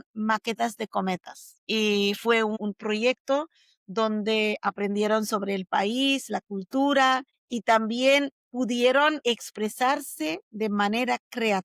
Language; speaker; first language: Spanish; non-native, fluent; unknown